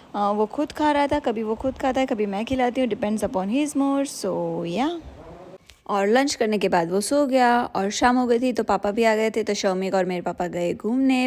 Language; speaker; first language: Hindi; non-native, local second language; Gujarati